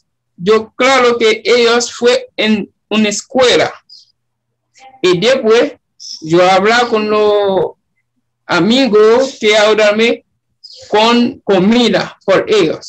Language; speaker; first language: Spanish; non-native, learner; Haitian Creole